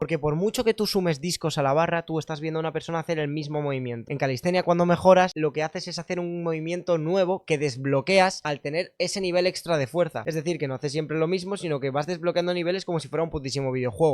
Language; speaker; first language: Spanish; native; Spanish